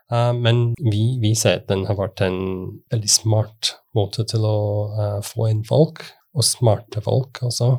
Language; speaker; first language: Norwegian; non-native, fluent; English